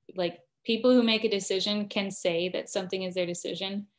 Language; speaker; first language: English; native; English